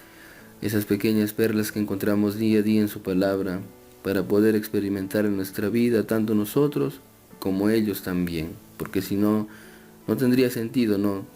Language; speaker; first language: Spanish; native; Spanish